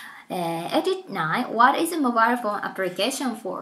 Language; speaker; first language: English; non-native, fluent; Japanese